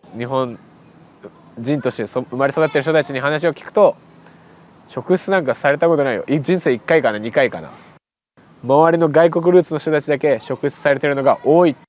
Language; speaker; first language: Japanese; early bilingual, other home language; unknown